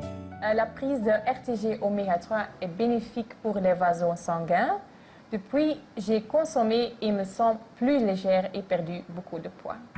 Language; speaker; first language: French; non-native, local second language; Dutch